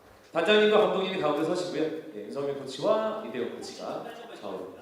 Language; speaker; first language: Korean; native; Korean